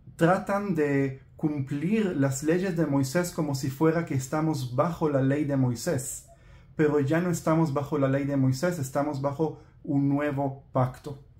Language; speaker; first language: Spanish; non-native, fluent; Hebrew